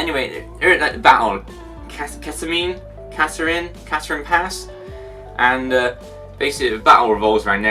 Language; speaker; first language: English; native; English